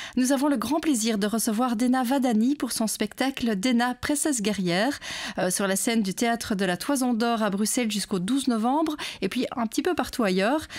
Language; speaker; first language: French; native; French